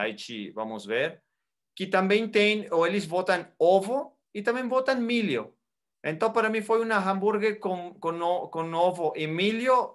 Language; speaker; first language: Portuguese; non-native, fluent; Spanish